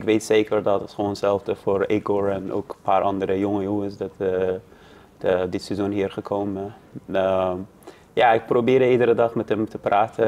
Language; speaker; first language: Dutch; non-native, learner; Persian